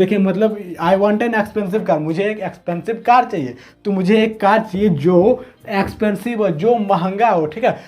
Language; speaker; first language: Hindi; native; Hindi